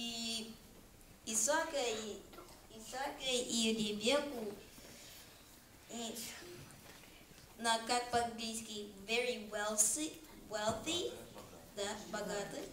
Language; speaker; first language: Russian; early bilingual, heritage; Russian